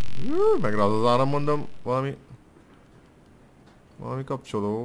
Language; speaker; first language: Hungarian; native; Hungarian